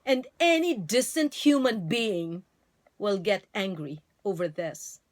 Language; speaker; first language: English; non-native, local second language; Filipino